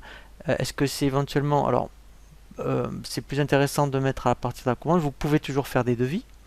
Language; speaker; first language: French; native; French